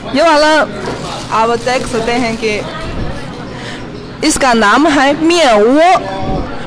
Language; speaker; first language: Hindi; non-native, fluent; Chinese